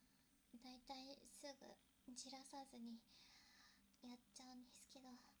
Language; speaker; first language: Japanese; native; Japanese